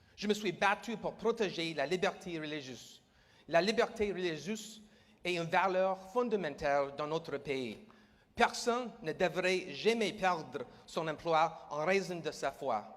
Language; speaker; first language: French; non-native, learner; English